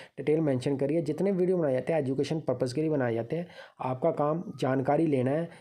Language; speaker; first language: Hindi; native; Hindi